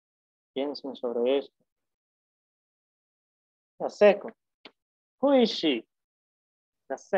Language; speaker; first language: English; non-native, fluent; Spanish